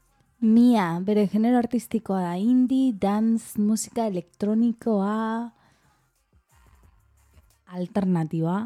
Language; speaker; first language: Basque; non-native, learner; Spanish